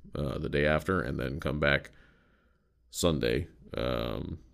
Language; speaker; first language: English; native; English